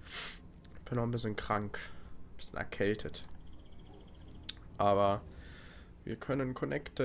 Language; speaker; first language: German; native; German